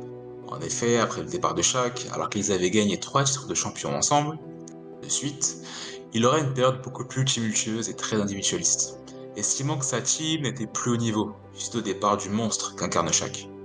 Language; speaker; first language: French; native; French